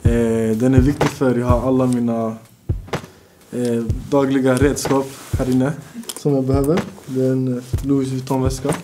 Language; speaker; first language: Swedish; early bilingual, other home language; Bosnian